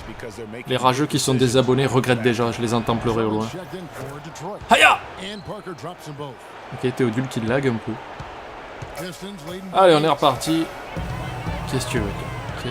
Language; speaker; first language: French; native; French